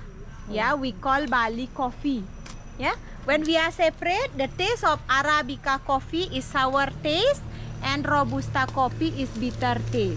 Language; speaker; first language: English; non-native, learner; Balinese